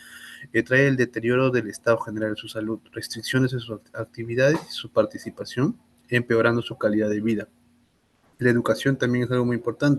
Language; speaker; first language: Spanish; native; Spanish